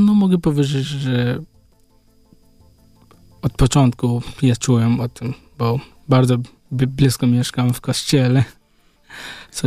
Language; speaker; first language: Polish; non-native, learner; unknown